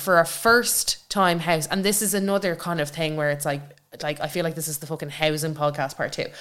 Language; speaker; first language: English; native; English